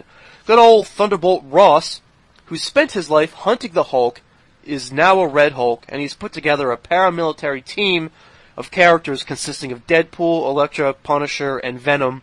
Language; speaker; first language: English; native; English